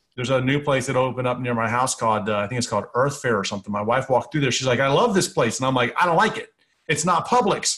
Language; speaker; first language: English; native; English